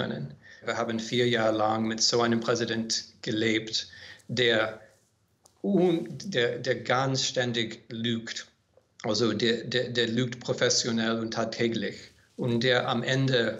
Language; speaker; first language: German; non-native, fluent; English